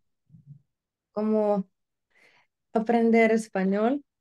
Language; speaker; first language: Spanish; non-native, learner; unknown